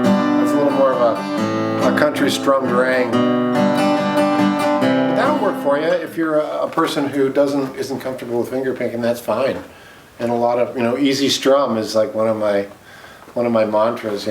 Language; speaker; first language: English; native; English